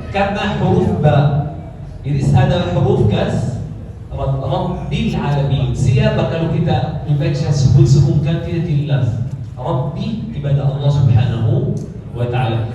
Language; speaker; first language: Malay; non-native, learner; Arabic